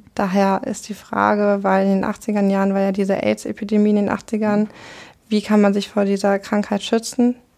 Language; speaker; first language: German; native; German